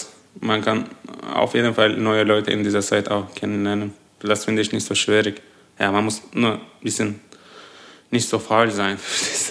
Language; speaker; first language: German; non-native, fluent; Turkish